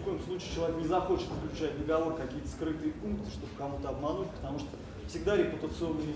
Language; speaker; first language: Russian; native; Russian